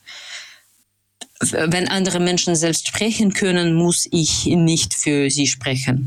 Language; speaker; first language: German; non-native, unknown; Russian